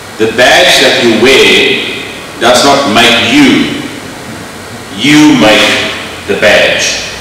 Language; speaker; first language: English; non-native, local second language; Afrikaans